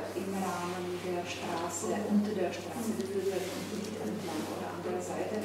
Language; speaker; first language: German; non-native, learner; Czech